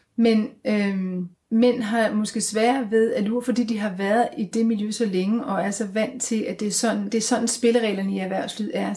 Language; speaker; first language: Danish; native; Danish